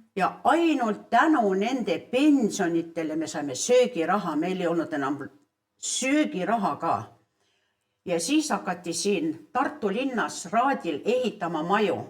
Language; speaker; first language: Estonian; early bilingual, heritage; Estonian